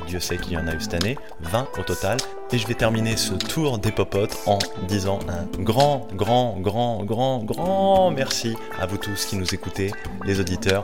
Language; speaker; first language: French; native; French